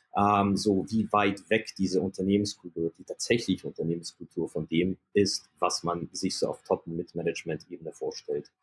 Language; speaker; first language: German; early bilingual, other home language; Polish